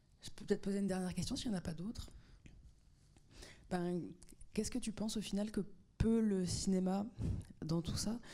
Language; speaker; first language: French; native; French